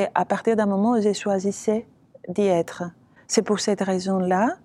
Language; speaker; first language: French; non-native, fluent; Greek